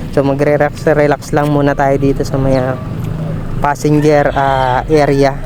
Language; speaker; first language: Filipino; native; Filipino